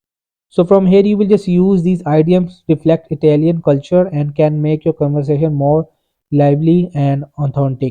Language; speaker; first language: English; non-native, local second language; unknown